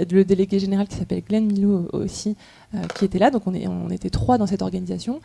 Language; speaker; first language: French; native; French